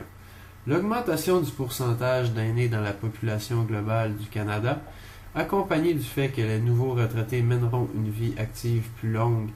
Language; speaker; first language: French; native; French